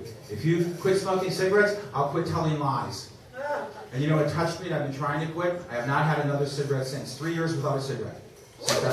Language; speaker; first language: English; native; English